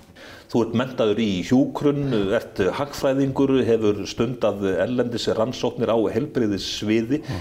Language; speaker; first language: Icelandic; native; Icelandic